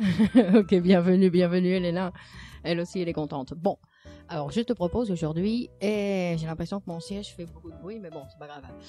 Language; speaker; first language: French; native; French